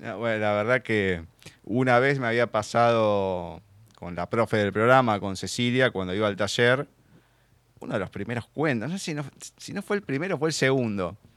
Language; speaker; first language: Spanish; native; Spanish